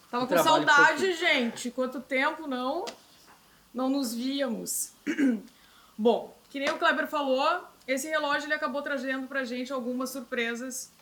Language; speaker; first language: Portuguese; native; Portuguese